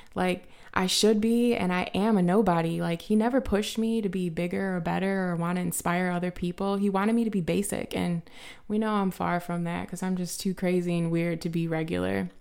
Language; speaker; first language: English; native; English